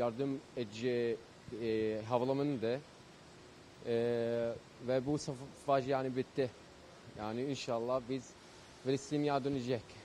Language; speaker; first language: Turkish; non-native, learner; Arabic